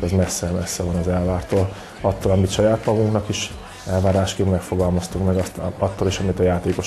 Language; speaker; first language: Hungarian; native; Hungarian